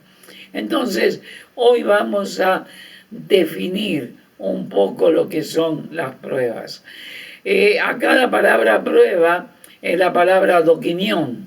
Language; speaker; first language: Spanish; native; Spanish